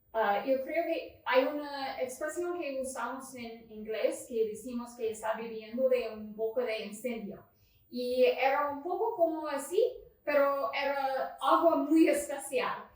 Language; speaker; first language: Spanish; non-native, fluent; English